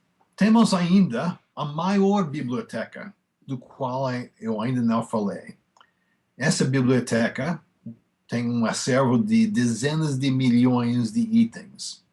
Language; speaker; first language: Portuguese; non-native, fluent; English